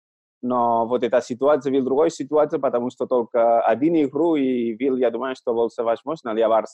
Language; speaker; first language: Russian; non-native, learner; Catalan